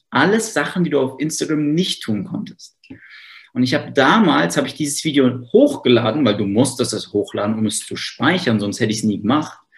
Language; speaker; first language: German; native; German